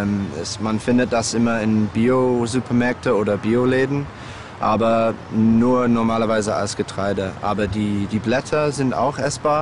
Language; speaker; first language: German; non-native, learner; English